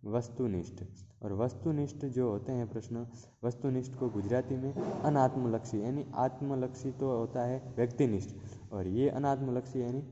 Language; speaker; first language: Hindi; non-native, local second language; Gujarati